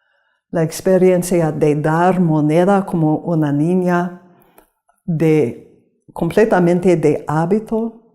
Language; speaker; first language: Spanish; non-native, learner; English